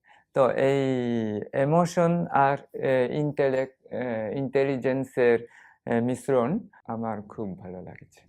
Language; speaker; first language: Bangla; non-native, fluent; Japanese